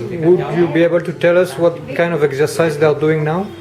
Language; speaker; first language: English; non-native, fluent; French